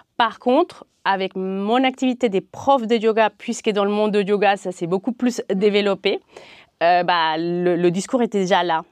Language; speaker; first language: French; non-native, fluent; Spanish